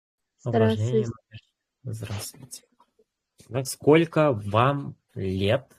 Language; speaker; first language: Russian; non-native, local second language; Uzbek